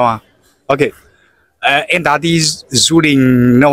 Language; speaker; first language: Vietnamese; non-native, learner; Chinese